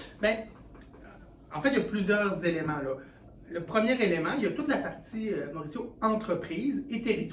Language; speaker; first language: French; native; French